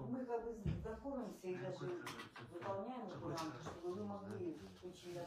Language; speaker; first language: Russian; native; Russian